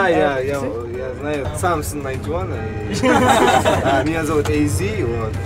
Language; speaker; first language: Russian; non-native, local second language; Kazakh